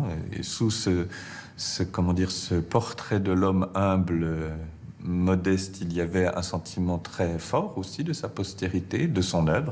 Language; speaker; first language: French; native; French